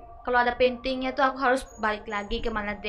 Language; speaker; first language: Indonesian; early bilingual, other home language; Bangla